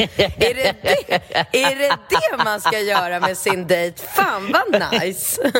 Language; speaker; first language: Swedish; early bilingual, other home language; Polish